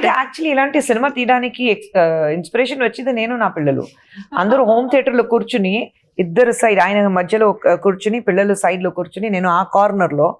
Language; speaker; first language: Telugu; non-native, local second language; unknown